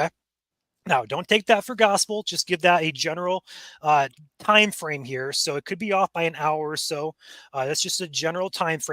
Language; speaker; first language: English; native; English